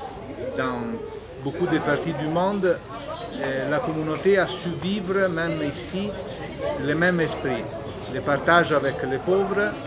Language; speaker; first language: French; non-native, fluent; Italian